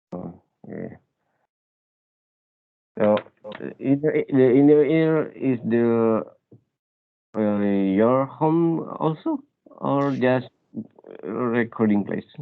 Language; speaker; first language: English; non-native, learner; Indonesian